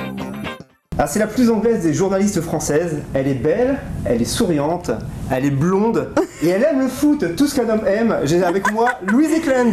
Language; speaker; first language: French; native; French